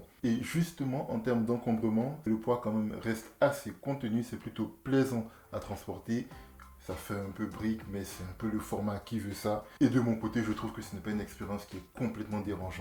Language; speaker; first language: French; native; French